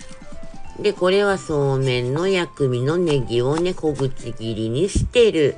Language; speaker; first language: Japanese; native; Japanese